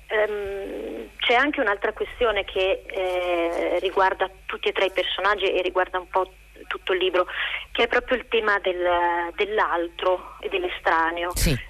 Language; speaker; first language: Italian; native; Italian